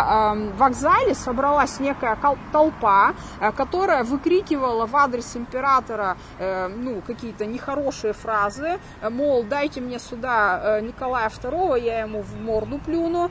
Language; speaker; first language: Russian; native; Russian